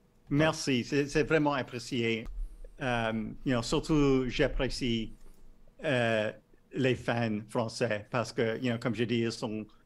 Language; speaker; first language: French; non-native, learner; English